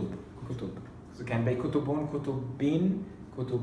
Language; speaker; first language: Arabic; non-native, fluent; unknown